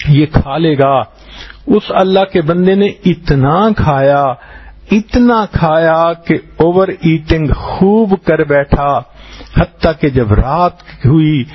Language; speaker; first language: Urdu; native; Urdu